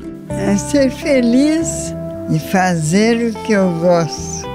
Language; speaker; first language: Portuguese; early bilingual, other home language; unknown